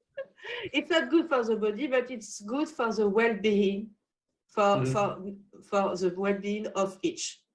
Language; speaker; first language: English; non-native, learner; French